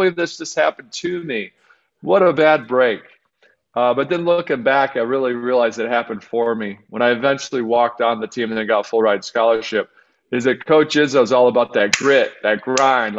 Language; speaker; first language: English; native; English